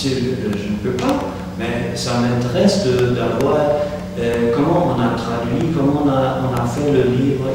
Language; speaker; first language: French; non-native, fluent; German